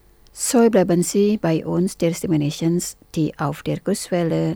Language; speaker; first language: German; non-native, fluent; Indonesian